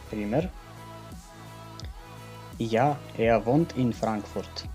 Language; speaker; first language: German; non-native, fluent; Macedonian